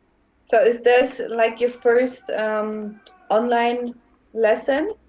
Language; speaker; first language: English; non-native, fluent; German